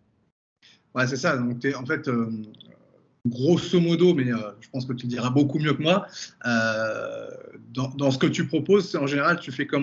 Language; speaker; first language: French; native; French